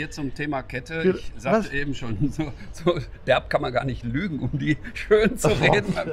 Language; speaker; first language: German; native; German